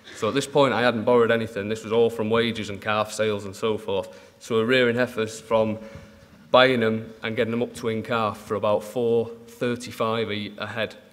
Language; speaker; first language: English; native; English